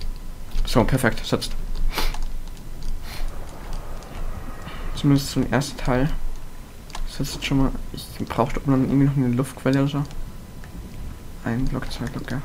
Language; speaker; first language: German; native; German